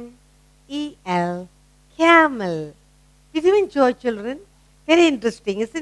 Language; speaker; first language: English; non-native, local second language; Tamil